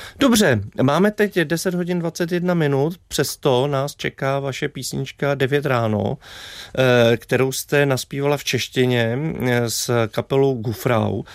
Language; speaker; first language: Czech; native; Czech